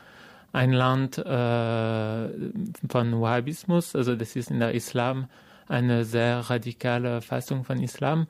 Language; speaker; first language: German; non-native, fluent; French